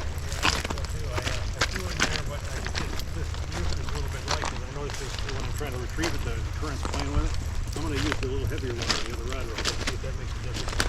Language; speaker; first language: English; native; English